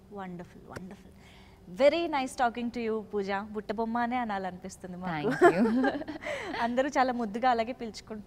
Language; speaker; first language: Telugu; native; Telugu